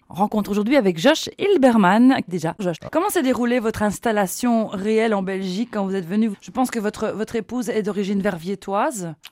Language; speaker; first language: French; native; French